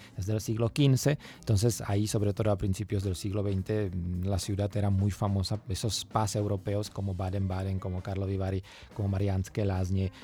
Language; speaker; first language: Spanish; non-native, fluent; Czech